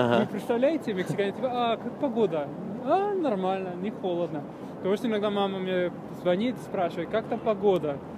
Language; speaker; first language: Russian; non-native, fluent; Spanish